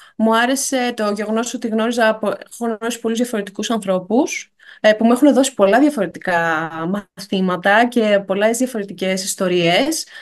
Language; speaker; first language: Greek; native; Greek